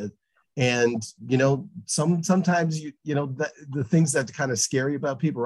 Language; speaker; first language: English; native; English